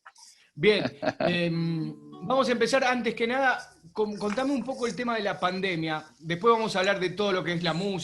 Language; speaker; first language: Spanish; native; Spanish